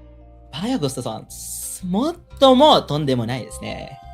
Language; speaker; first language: Japanese; non-native, learner; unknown